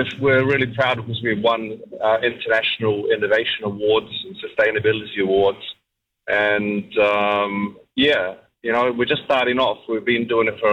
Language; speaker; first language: English; native; English